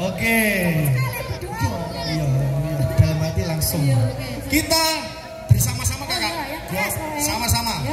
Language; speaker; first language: Indonesian; non-native, local second language; Javanese